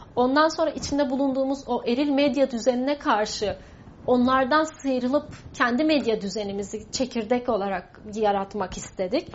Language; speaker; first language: Turkish; non-native, local second language; Kurdish